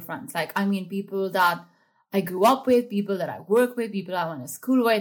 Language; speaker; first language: English; non-native, local second language; Hindi